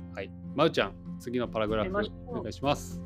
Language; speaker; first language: Japanese; native; Japanese